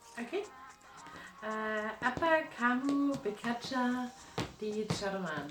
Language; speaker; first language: Indonesian; non-native, learner; German